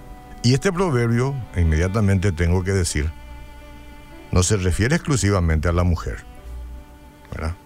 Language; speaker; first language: Spanish; native; Spanish